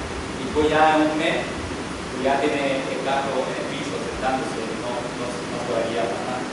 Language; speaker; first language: Spanish; non-native, fluent; English